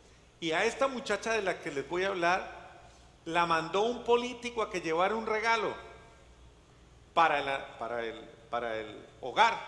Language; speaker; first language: Spanish; native; Spanish